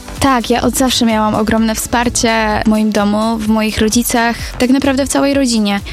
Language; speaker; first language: Polish; native; Polish